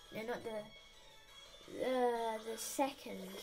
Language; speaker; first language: English; native; English